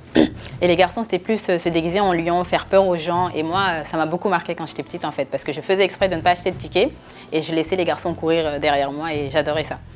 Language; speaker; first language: French; early bilingual, other home language; Wolof